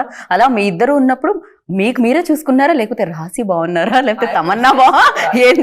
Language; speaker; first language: Telugu; native; Telugu